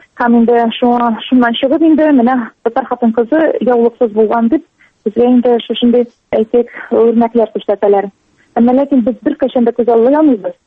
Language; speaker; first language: Tatar; native; Tatar